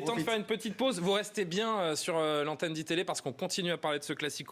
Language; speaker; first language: French; native; French